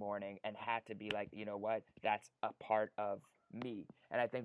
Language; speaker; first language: English; native; English